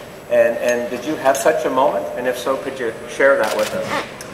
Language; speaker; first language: English; native; English